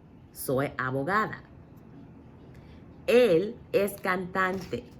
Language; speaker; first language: Spanish; non-native, fluent; English